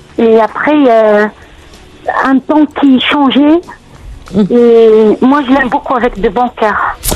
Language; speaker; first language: French; non-native, learner; Arabic